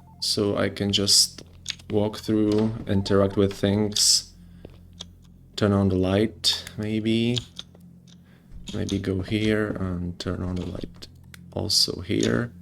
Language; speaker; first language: English; non-native, fluent; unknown